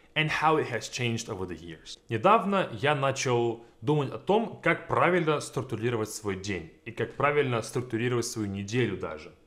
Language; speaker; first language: Russian; native; Russian